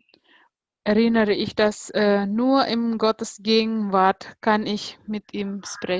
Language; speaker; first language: German; non-native, fluent; Indonesian